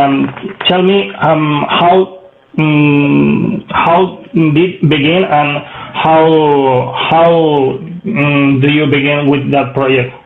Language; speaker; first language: English; non-native, learner; Spanish